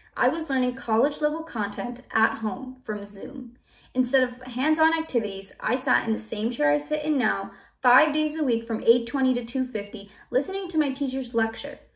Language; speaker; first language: English; native; English